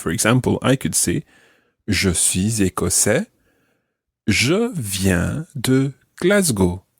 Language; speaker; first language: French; non-native, fluent; English